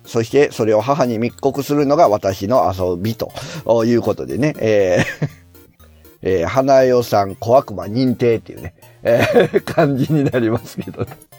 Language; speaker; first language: Japanese; native; Japanese